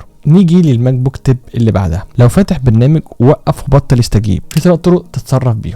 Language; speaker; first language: Arabic; native; Arabic